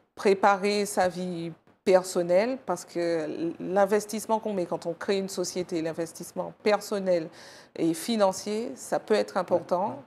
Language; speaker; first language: French; native; French